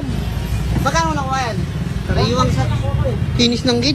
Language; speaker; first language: Filipino; native; Filipino